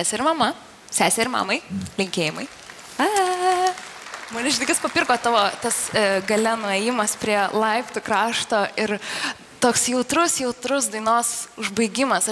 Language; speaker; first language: Lithuanian; native; Lithuanian